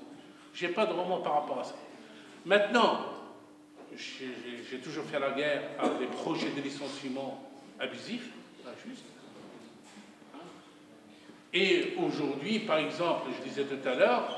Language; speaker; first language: French; non-native, local second language; Arabic